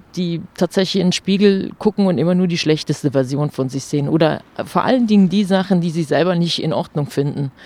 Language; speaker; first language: German; native; German